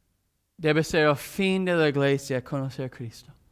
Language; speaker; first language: Spanish; non-native, fluent; English